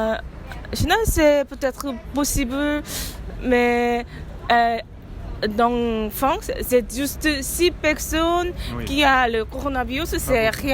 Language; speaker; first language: French; non-native, learner; Korean